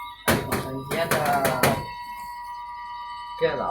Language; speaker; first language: Arabic; non-native, learner; Filipino